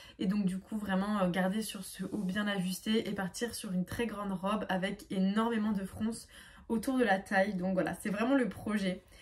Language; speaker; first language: French; native; French